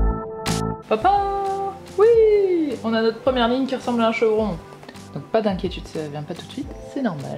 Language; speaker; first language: French; native; French